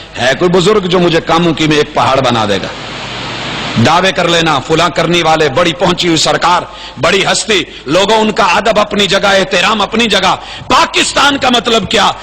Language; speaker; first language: Urdu; non-native, local second language; Punjabi